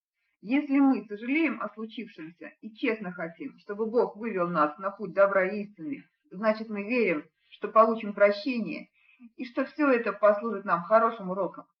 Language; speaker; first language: Russian; native; Russian